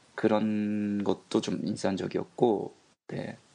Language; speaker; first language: Korean; non-native, fluent; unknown